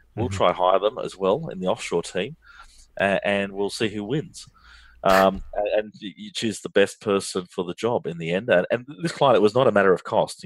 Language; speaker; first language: English; native; English